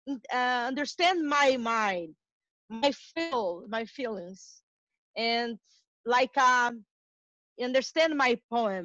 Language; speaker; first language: English; non-native, learner; Portuguese